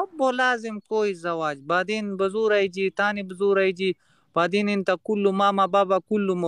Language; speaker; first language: Arabic; non-native, learner; Pashto